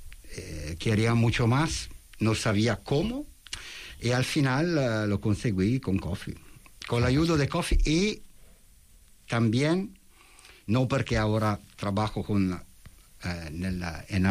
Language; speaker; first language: Spanish; non-native, fluent; Italian